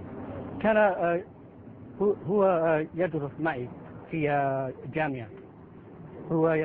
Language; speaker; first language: Arabic; non-native, learner; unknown